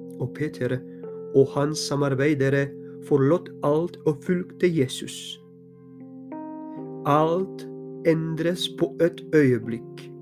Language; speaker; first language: Norwegian; non-native, fluent; Polish